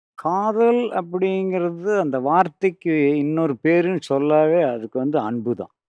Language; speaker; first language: Tamil; native; Tamil